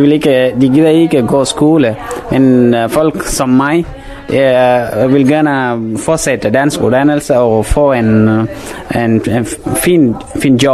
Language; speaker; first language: Danish; non-native, fluent; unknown